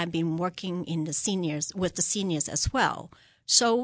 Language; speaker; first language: English; non-native, local second language; Cantonese